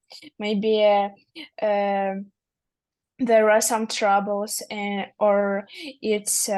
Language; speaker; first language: English; non-native, learner; Russian